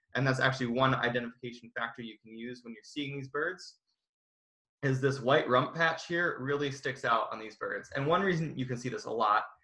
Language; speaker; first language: English; native; English